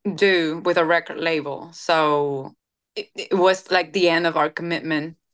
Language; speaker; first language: English; non-native, fluent; Spanish